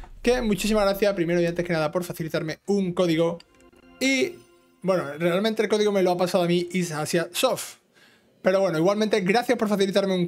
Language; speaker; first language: Spanish; native; Spanish